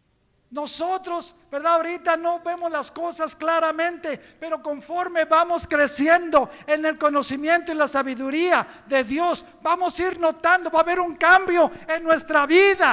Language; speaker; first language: Spanish; native; Spanish